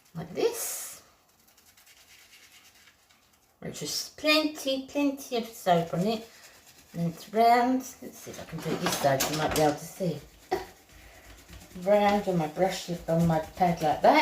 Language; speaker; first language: English; native; English